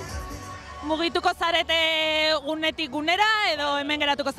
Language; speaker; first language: Basque; native; Basque